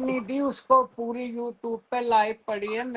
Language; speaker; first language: Hindi; native; Hindi